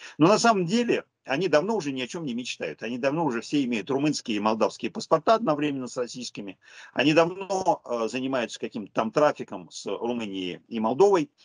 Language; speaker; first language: Russian; native; Russian